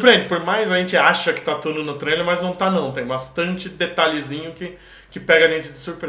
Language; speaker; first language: Portuguese; native; Portuguese